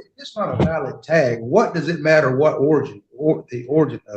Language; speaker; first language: English; native; English